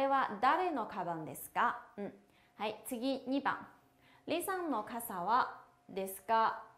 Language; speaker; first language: Japanese; non-native, fluent; Chinese